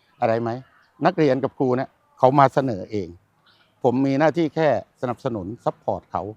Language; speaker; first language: Thai; native; Thai